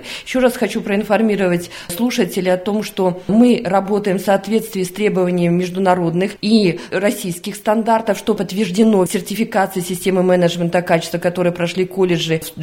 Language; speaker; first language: Russian; native; Russian